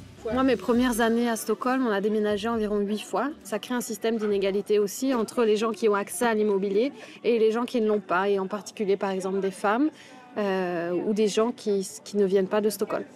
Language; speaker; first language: French; native; French